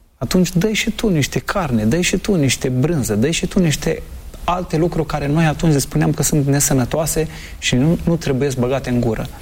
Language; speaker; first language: Romanian; native; Romanian